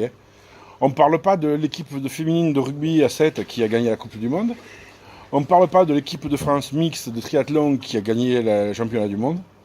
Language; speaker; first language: French; native; French